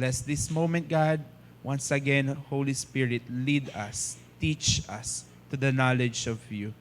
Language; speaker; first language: English; non-native, fluent; Filipino